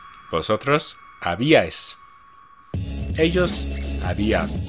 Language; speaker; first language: Spanish; non-native, fluent; English